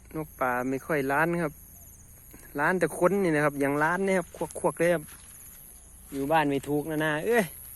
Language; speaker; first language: Thai; native; Thai